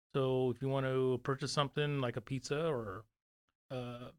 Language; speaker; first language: English; native; English